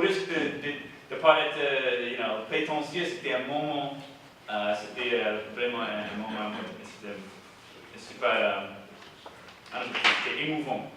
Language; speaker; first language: French; early bilingual, heritage; English